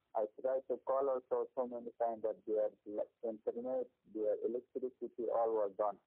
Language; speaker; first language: English; non-native, learner; Persian